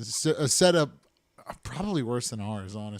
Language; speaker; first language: English; native; English